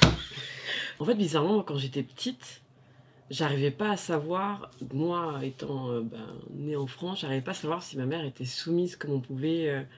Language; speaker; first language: French; native; French